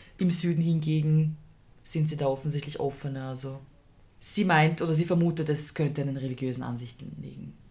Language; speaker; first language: German; early bilingual, other home language; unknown